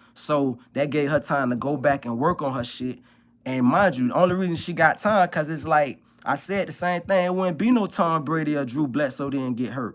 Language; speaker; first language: English; native; English